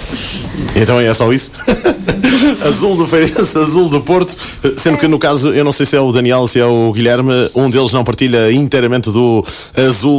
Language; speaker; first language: Portuguese; native; Portuguese